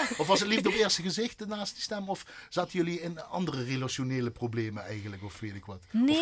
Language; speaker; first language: Dutch; native; Dutch